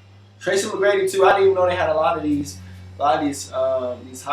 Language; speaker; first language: English; native; English